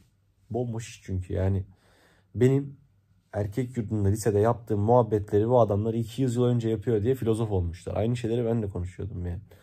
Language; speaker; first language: Turkish; native; Turkish